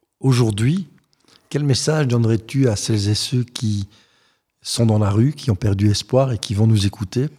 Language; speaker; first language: French; native; French